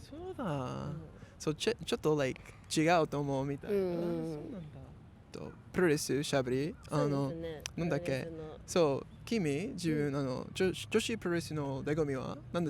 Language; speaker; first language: Japanese; non-native, learner; English